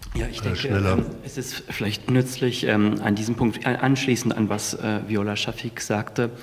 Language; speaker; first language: German; non-native, fluent; Arabic